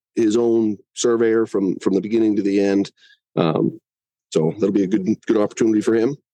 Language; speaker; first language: English; native; English